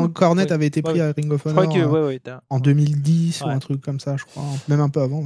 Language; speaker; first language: French; native; French